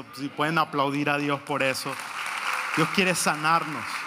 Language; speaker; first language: Spanish; native; Spanish